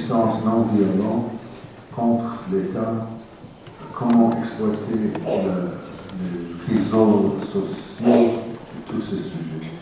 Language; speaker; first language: French; non-native, fluent; English